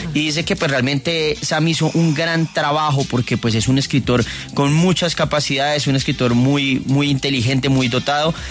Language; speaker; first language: Spanish; native; Spanish